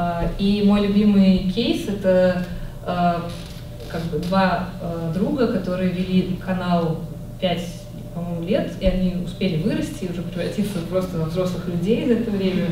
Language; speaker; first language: Russian; native; Russian